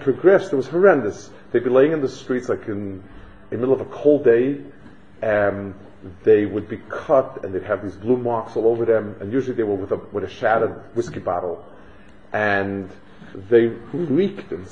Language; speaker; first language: English; native; English